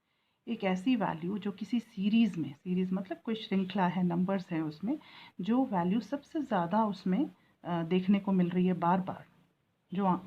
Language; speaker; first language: Hindi; native; Hindi